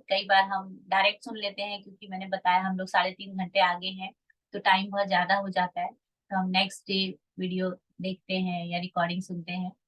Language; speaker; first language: Hindi; native; Hindi